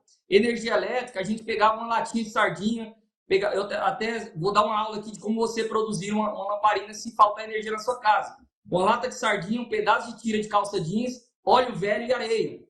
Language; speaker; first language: Portuguese; native; Portuguese